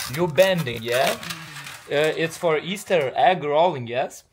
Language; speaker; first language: English; non-native, learner; Lithuanian